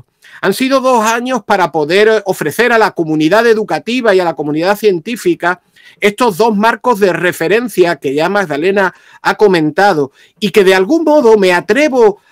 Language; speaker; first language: Spanish; native; Spanish